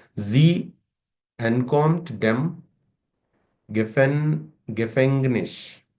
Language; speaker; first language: German; non-native, learner; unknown